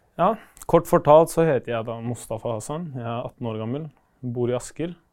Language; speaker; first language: Norwegian; early bilingual, other home language; Arabic